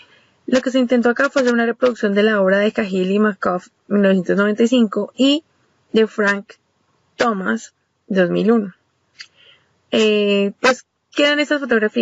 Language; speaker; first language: Spanish; native; Spanish